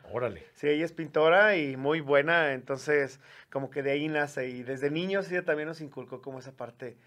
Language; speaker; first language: Spanish; native; Spanish